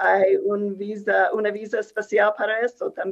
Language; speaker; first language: Spanish; non-native, fluent; English